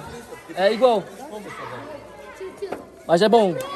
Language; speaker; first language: Portuguese; non-native, learner; German